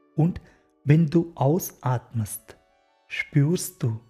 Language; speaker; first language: German; non-native, learner; Malayalam